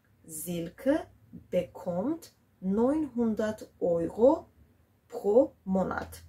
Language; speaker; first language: German; non-native, fluent; Georgian